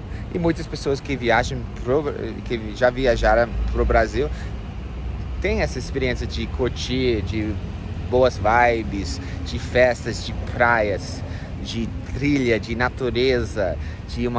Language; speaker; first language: Portuguese; non-native, fluent; English